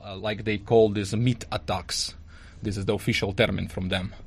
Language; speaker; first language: English; non-native, learner; Russian